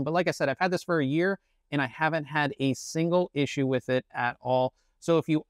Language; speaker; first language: English; native; English